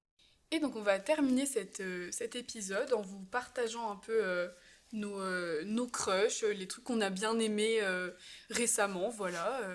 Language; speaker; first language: French; native; French